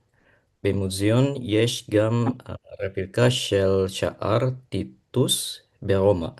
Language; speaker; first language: Hebrew; non-native, learner; Indonesian